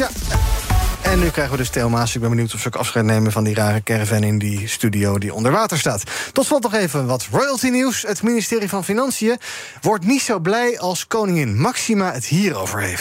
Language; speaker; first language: Dutch; native; Dutch